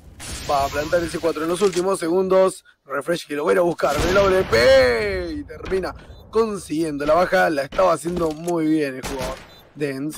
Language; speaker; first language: Spanish; native; Spanish